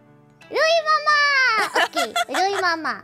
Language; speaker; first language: Japanese; non-native, learner; English